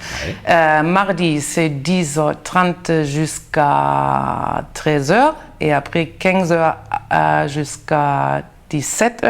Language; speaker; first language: French; non-native, learner; German